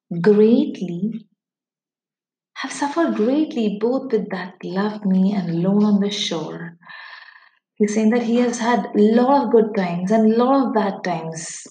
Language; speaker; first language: English; non-native, local second language; Malayalam